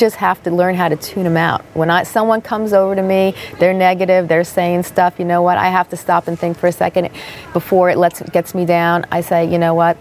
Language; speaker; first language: English; native; English